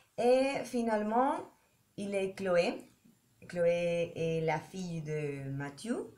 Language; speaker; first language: French; non-native, learner; Spanish